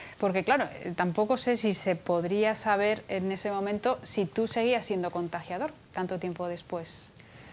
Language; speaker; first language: Spanish; native; Spanish